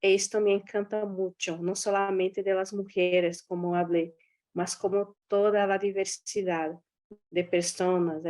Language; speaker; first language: Spanish; non-native, fluent; Guarani